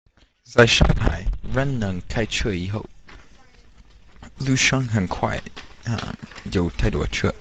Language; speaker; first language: Chinese; non-native, learner; English